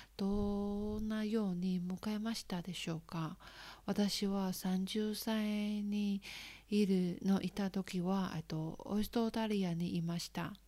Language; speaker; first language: Japanese; non-native, learner; Chinese